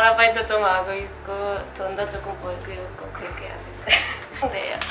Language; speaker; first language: Korean; non-native, learner; Nepali